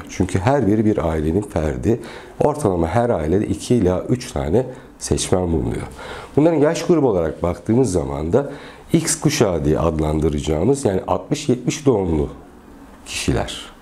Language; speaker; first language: Turkish; native; Turkish